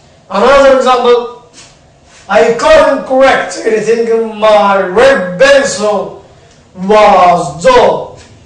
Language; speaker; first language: English; non-native, fluent; Arabic